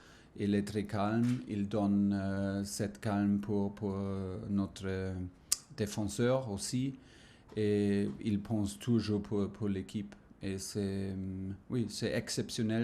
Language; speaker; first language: French; non-native, learner; German